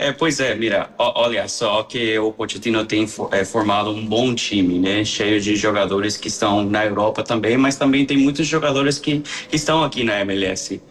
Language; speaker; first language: Portuguese; non-native, fluent; Spanish